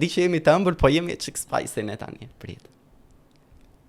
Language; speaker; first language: Albanian; native; Albanian